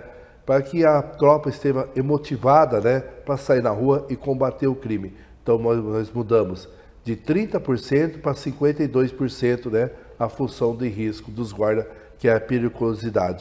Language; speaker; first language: Portuguese; native; Portuguese